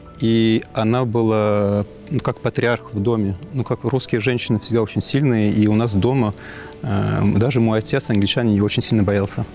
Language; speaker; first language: Russian; non-native, fluent; English